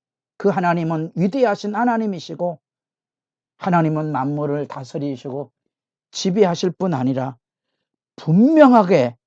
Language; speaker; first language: Korean; native; Korean